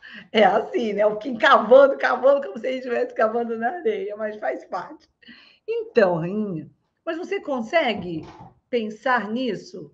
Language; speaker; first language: Portuguese; native; Portuguese